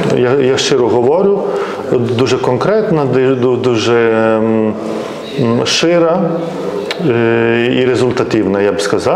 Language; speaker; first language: Ukrainian; non-native, fluent; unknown